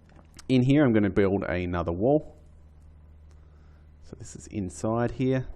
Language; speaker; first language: English; native; English